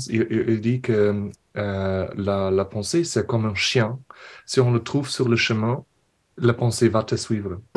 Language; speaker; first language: French; non-native, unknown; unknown